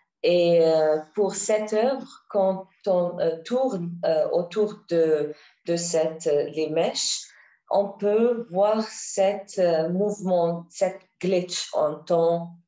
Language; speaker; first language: French; non-native, learner; Arabic